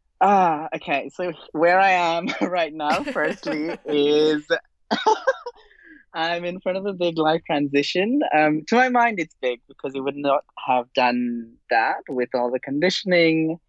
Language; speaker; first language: English; non-native, fluent; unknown